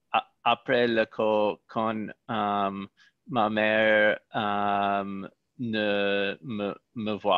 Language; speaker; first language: French; non-native, learner; English